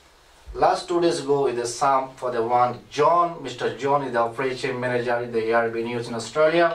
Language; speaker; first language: English; non-native, learner; Rohingya